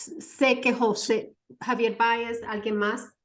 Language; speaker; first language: Spanish; early bilingual, heritage; Spanish